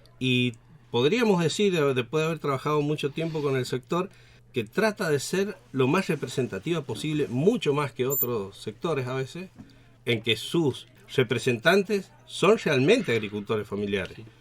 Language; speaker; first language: Spanish; native; Spanish